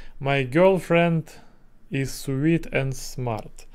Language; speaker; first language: English; non-native, learner; Russian